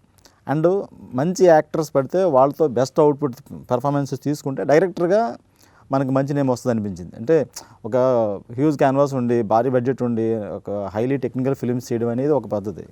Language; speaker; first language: Telugu; native; Telugu